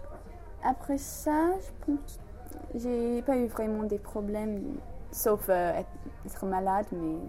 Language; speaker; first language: French; non-native, learner; English